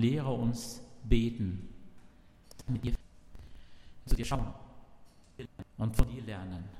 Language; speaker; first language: German; non-native, learner; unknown